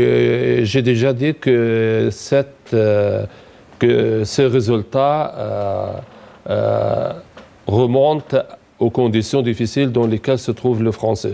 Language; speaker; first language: French; non-native, fluent; Arabic